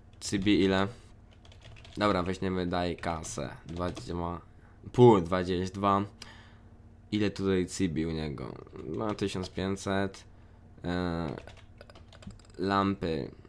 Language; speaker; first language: Polish; native; Polish